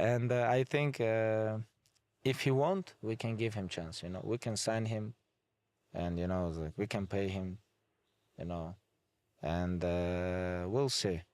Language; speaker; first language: English; non-native, fluent; Avaric